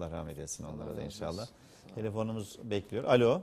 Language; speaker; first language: Turkish; native; Turkish